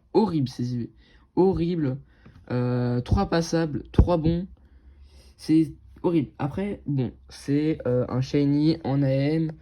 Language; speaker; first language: French; native; French